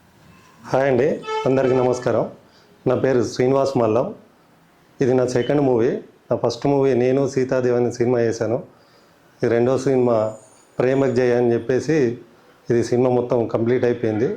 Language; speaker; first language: Telugu; native; Telugu